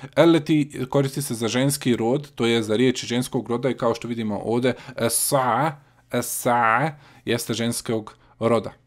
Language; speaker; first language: Bosnian; native; Bosnian